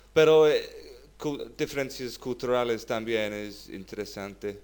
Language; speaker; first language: Spanish; non-native, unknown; English